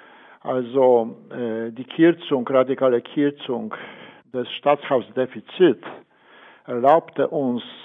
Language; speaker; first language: German; non-native, fluent; Polish